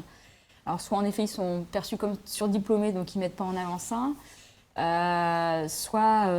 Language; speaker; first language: French; native; French